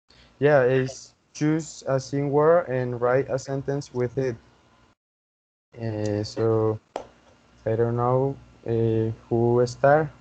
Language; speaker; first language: English; non-native, learner; Spanish